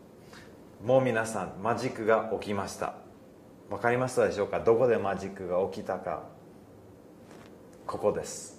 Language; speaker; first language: Japanese; early bilingual, heritage; English